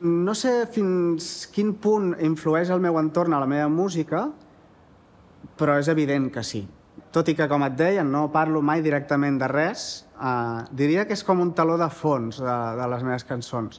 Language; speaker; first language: Catalan; native; Catalan